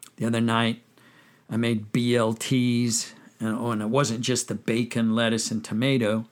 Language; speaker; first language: English; native; English